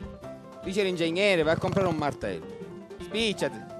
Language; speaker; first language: Italian; native; Italian